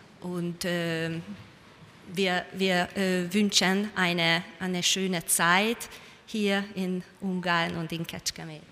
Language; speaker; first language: German; non-native, learner; Hungarian